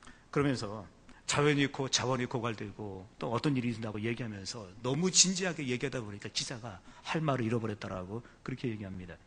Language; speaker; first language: Korean; native; Korean